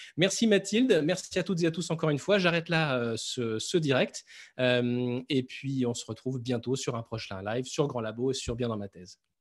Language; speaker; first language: French; native; French